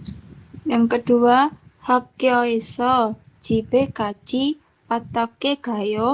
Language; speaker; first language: Korean; non-native, learner; Indonesian